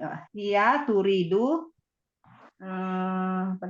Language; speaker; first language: Arabic; non-native, learner; Indonesian